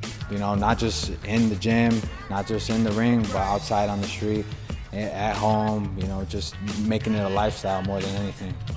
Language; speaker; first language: English; early bilingual, other home language; Spanish